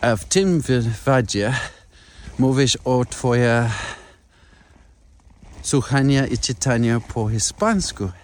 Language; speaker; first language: Polish; non-native, learner; English